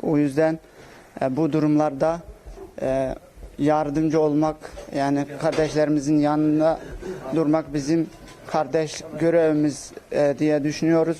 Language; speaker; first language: Turkish; non-native, local second language; Uyghur